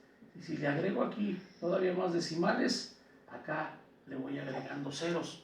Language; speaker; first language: Spanish; native; Spanish